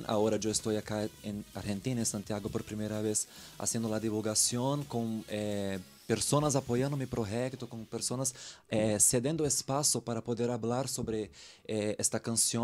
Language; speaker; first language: Spanish; non-native, learner; Portuguese